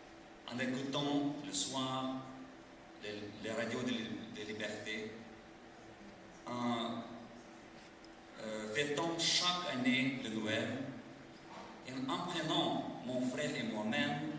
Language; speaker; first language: French; non-native, fluent; Lithuanian